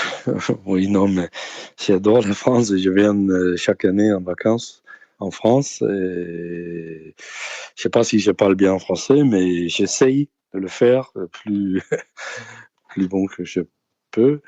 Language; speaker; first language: French; non-native, fluent; Danish